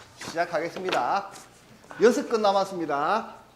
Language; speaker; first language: Korean; native; Korean